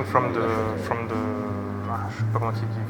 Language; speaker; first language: French; native; French